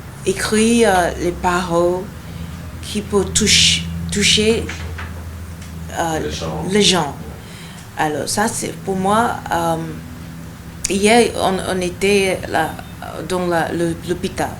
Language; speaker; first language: French; non-native, learner; Yoruba